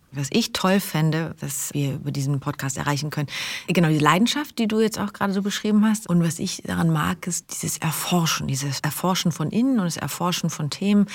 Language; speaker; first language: German; native; German